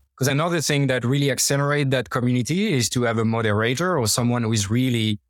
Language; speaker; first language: English; non-native, fluent; French